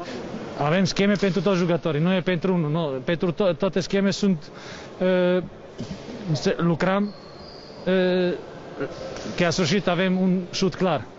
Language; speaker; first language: Romanian; non-native, fluent; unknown